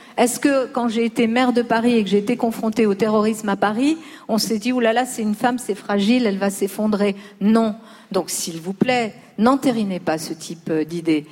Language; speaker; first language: French; early bilingual, other home language; Spanish